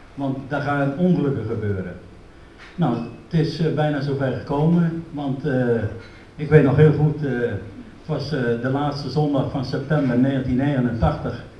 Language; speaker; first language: Dutch; native; Dutch